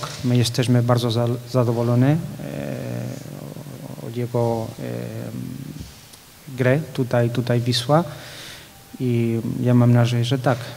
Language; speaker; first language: Polish; non-native, fluent; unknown